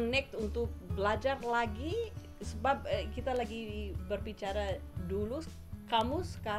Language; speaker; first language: Indonesian; non-native, fluent; English